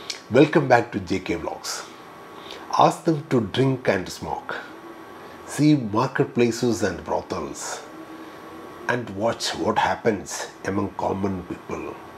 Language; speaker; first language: English; non-native, local second language; Malayalam